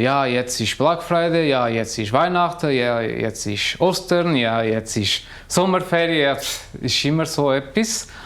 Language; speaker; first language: German; non-native, learner; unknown